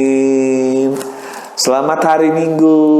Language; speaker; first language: Indonesian; native; Indonesian